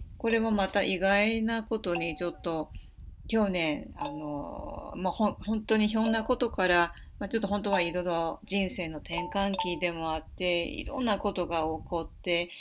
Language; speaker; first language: Japanese; non-native, fluent; Chinese